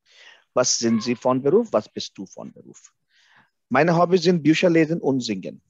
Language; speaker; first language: German; non-native, fluent; Hindi